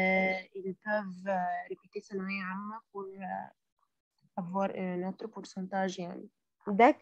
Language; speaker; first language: French; non-native, learner; Arabic